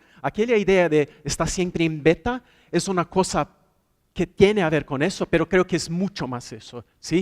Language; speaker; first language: Spanish; non-native, fluent; Portuguese